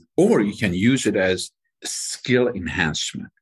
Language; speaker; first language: English; non-native, fluent; Persian